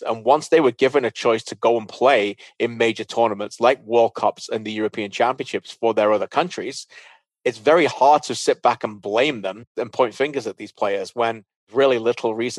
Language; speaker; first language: English; native; English